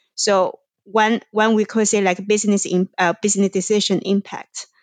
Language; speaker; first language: English; non-native, fluent; Chinese